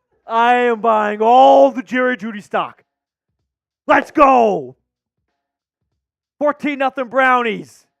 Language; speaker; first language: English; native; English